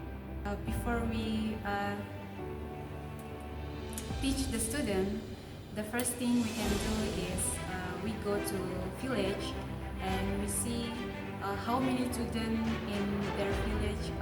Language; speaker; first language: English; non-native, learner; Indonesian